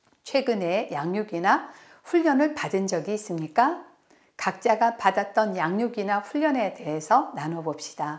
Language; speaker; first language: Korean; native; Korean